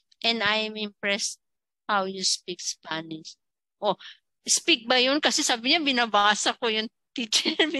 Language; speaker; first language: English; non-native, local second language; Filipino